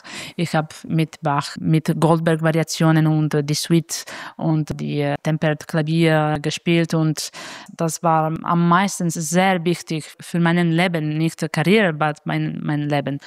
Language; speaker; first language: German; non-native, fluent; Italian